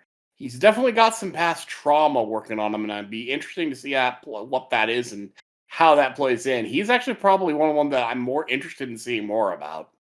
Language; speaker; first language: English; native; English